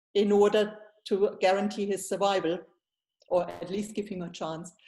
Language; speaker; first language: English; non-native, fluent; German